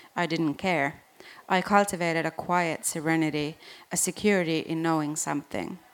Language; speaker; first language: English; non-native, fluent; Finnish